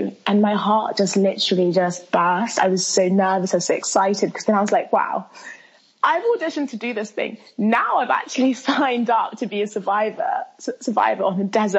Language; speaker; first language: English; early bilingual, other home language; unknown